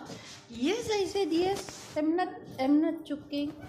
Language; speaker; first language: English; non-native, local second language; Filipino